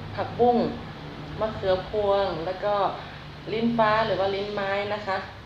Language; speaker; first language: Thai; native; Thai